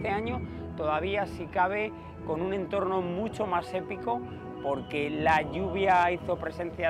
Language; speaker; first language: Spanish; native; Spanish